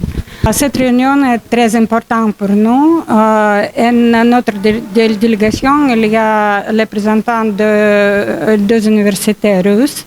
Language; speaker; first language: French; non-native, learner; Russian